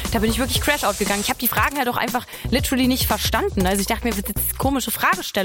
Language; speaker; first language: German; native; German